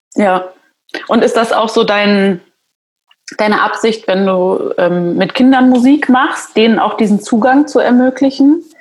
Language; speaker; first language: German; native; German